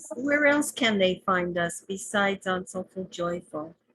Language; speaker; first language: English; native; English